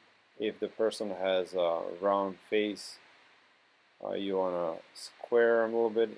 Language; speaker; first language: English; non-native, fluent; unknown